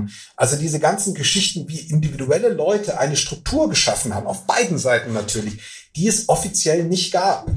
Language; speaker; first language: German; native; German